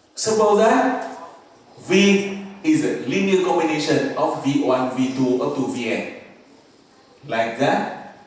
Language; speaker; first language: English; non-native, fluent; Vietnamese